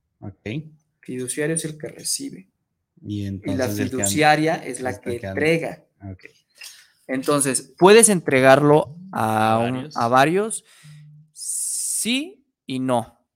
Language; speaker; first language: Spanish; native; Spanish